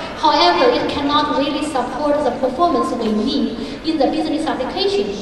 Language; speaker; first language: English; non-native, fluent; Chinese